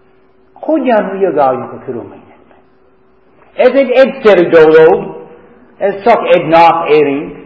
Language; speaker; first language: Hungarian; non-native, fluent; English